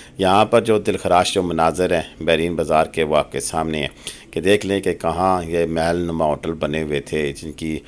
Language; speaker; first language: Urdu; non-native, local second language; Pahari-Potwari